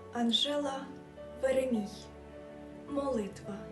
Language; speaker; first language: Ukrainian; native; Ukrainian